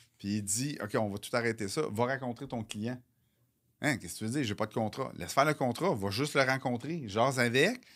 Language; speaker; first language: French; native; French